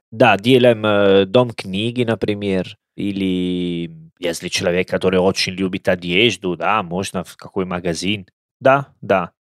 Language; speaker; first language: Russian; non-native, learner; Italian